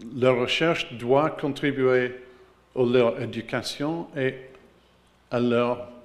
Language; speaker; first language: French; non-native, learner; English